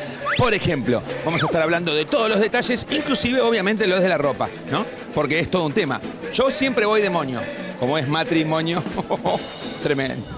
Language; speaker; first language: Spanish; native; Spanish